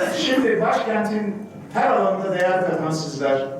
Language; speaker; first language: Turkish; native; Turkish